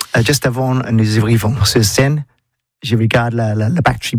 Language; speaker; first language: French; non-native, learner; English